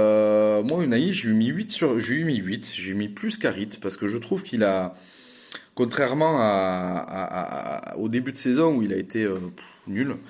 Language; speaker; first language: French; native; French